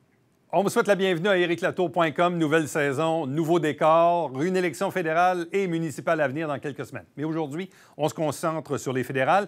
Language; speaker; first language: French; native; French